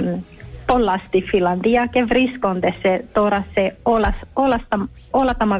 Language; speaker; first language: Greek; early bilingual, heritage; Greek